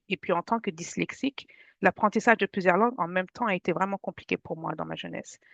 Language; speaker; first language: French; native; French